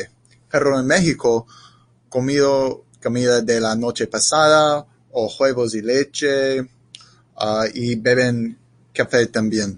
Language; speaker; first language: Spanish; non-native, learner; English